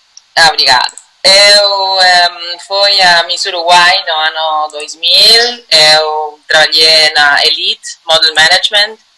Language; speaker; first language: Portuguese; non-native, learner; Spanish